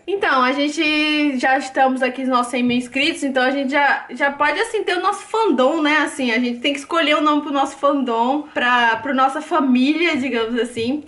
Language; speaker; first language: Portuguese; native; Portuguese